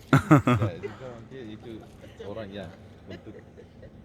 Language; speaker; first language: Indonesian; non-native, learner; Turkish